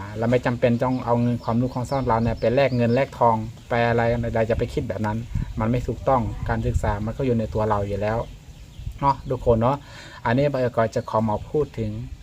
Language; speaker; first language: Thai; native; Thai